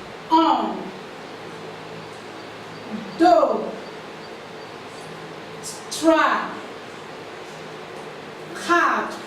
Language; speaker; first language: French; non-native, fluent; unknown